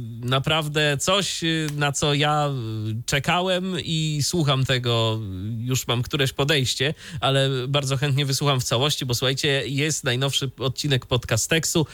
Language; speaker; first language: Polish; native; Polish